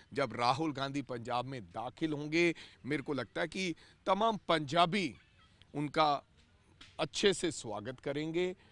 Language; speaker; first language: Hindi; non-native, local second language; Punjabi